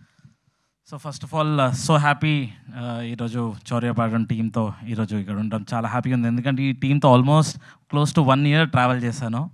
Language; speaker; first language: Telugu; native; Telugu